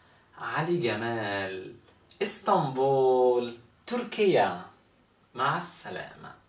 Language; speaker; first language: Turkish; non-native, fluent; Arabic